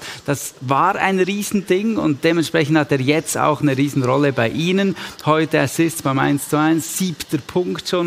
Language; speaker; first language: German; native; German